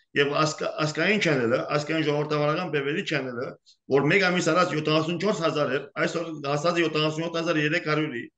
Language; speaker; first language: Armenian; early bilingual, heritage; Armenian